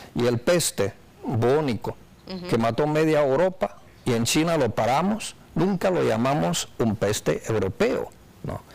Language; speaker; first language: Spanish; non-native, fluent; Chinese